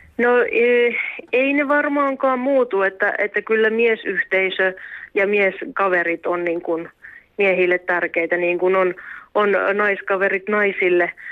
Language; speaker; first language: Finnish; native; Finnish